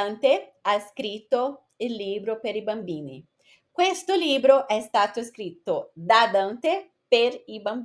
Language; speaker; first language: Italian; non-native, fluent; Portuguese